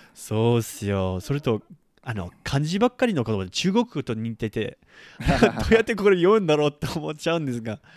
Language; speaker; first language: Japanese; non-native, fluent; English